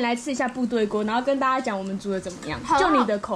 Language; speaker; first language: Chinese; native; Chinese